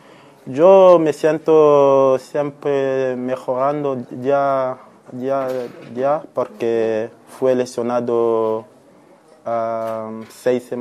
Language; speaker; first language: Spanish; non-native, fluent; French